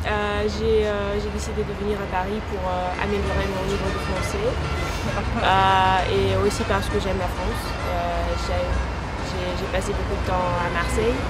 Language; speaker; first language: French; non-native, fluent; Russian